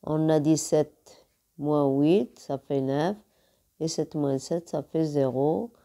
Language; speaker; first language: French; non-native, local second language; Arabic